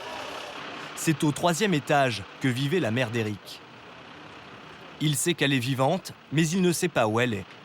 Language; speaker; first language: French; native; French